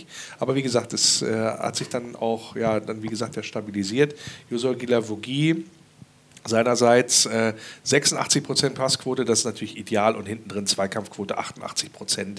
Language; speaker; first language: German; native; German